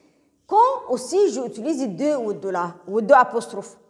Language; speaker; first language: French; non-native, local second language; Arabic